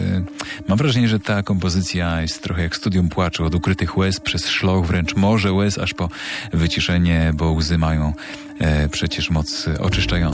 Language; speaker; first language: Polish; native; Polish